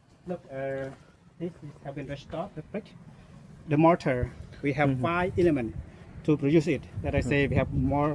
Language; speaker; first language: English; non-native, local second language; Khmer